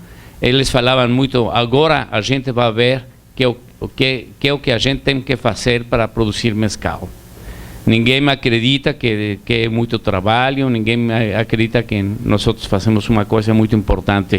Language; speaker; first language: Portuguese; non-native, learner; Spanish